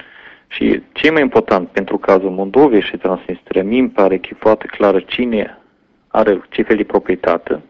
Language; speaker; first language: Romanian; non-native, fluent; German